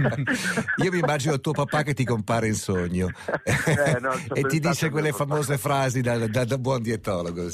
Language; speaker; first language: Italian; native; Italian